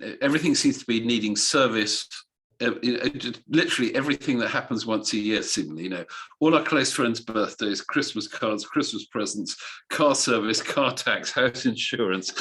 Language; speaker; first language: English; native; English